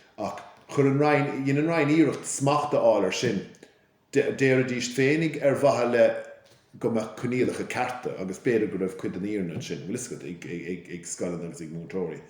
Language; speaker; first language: Irish; native; Irish